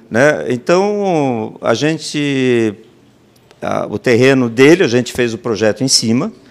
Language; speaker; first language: Portuguese; native; Portuguese